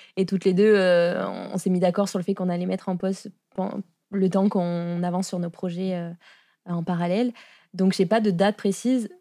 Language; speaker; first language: French; native; French